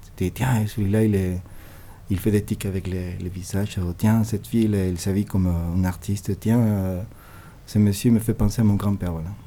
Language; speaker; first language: French; non-native, fluent; Spanish